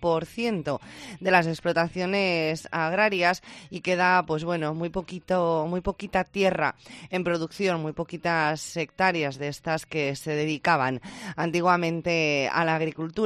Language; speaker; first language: Spanish; native; Spanish